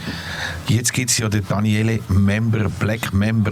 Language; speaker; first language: German; native; German